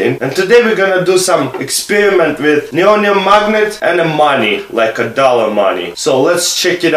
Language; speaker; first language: English; non-native, fluent; Russian